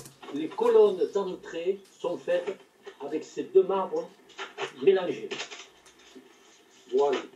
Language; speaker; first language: French; native; French